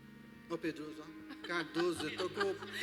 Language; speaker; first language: Portuguese; native; Portuguese